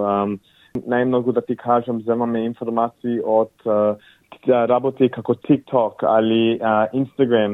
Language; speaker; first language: Macedonian; early bilingual, heritage; English